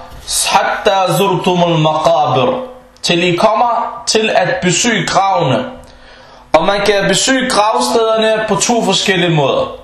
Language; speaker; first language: Danish; early bilingual, other home language; Arabic